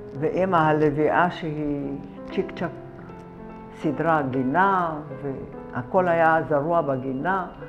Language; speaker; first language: Hebrew; early bilingual, other home language; Arabic